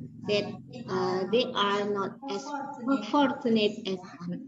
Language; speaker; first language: English; non-native, learner; Indonesian